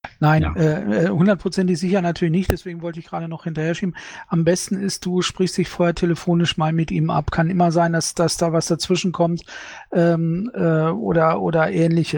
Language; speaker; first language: German; native; German